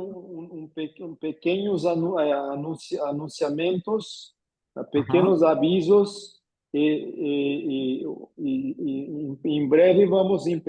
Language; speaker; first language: Spanish; non-native, learner; Portuguese